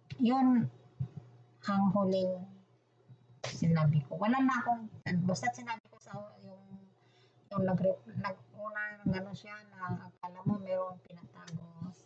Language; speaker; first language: Filipino; non-native, local second language; Iloko